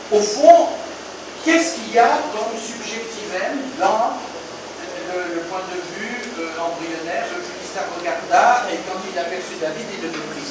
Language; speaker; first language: French; native; French